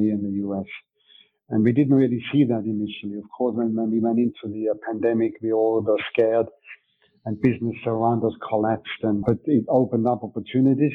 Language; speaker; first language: English; non-native, fluent; German